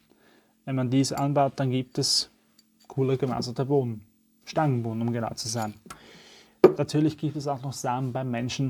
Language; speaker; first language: German; native; German